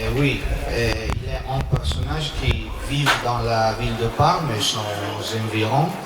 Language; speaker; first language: French; non-native, learner; Italian